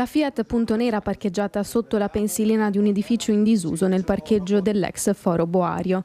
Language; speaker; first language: Italian; native; Italian